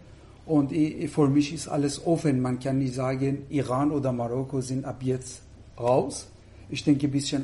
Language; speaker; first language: German; non-native, fluent; Persian